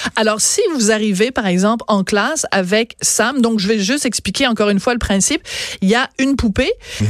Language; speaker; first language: French; native; French